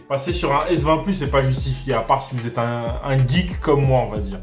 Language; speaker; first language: French; native; French